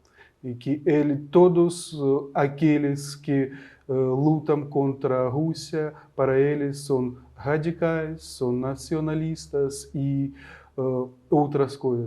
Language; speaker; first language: Portuguese; non-native, fluent; Ukrainian